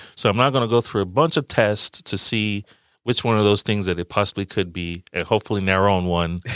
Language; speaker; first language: English; early bilingual, other home language; Yoruba